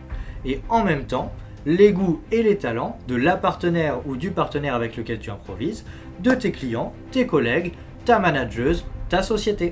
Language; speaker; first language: French; native; French